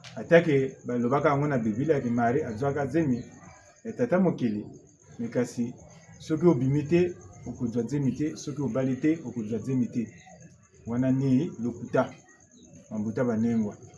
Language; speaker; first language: Lingala; non-native, local second language; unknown